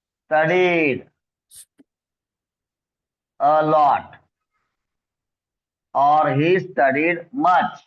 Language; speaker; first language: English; non-native, local second language; Marathi